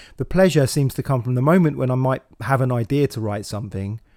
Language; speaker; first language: English; native; English